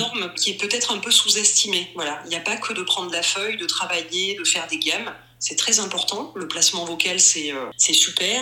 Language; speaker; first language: French; native; French